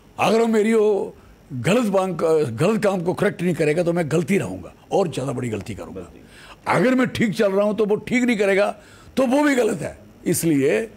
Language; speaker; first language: Hindi; native; Hindi